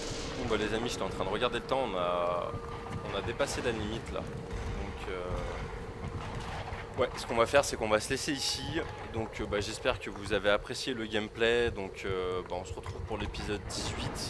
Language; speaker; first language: French; native; French